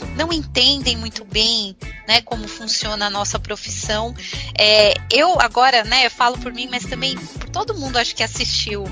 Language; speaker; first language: Portuguese; native; Portuguese